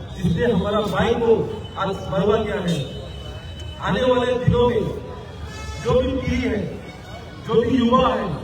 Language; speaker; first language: Hindi; non-native, local second language; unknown